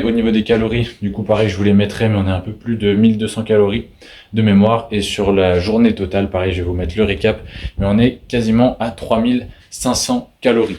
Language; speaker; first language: French; native; French